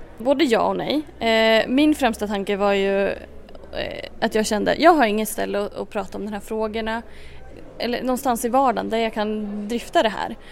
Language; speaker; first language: Swedish; native; Swedish